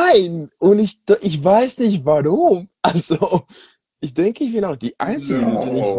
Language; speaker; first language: German; non-native, fluent; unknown